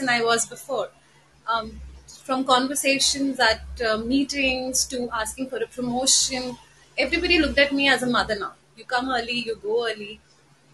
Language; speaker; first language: English; non-native, local second language; Hindi